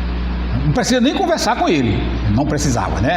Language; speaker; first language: Portuguese; native; Portuguese